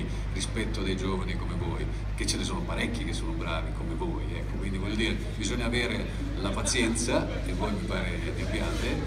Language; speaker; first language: Italian; native; Italian